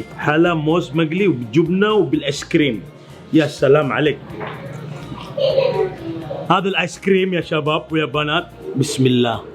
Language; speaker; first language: Arabic; native; Arabic